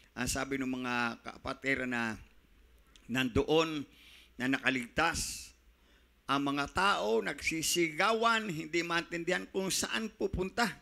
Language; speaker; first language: Filipino; native; Filipino